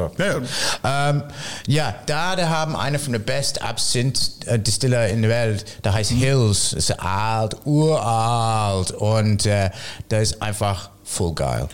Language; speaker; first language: German; non-native, fluent; English